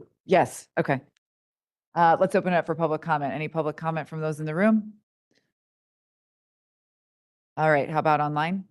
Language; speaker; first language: English; native; English